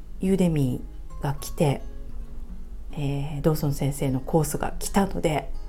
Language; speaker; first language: Japanese; native; Japanese